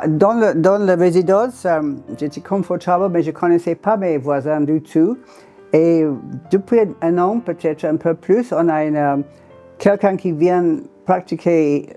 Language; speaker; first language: French; non-native, fluent; English